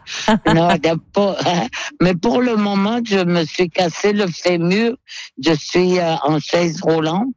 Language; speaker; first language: French; non-native, local second language; Innu-aimun